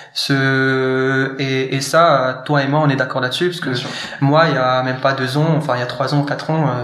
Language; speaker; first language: French; non-native, local second language; Arabic